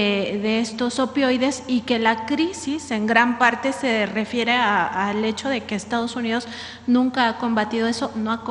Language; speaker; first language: Spanish; native; Spanish